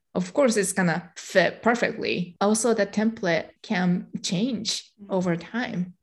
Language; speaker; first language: English; non-native, fluent; Japanese